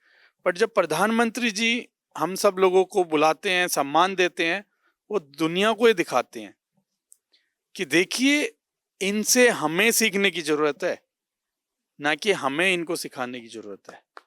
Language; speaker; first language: Hindi; native; Hindi